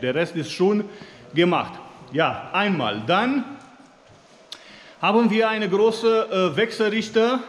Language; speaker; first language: German; non-native, fluent; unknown